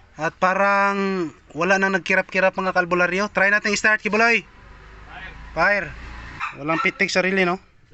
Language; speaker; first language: Filipino; non-native, local second language; Cebuano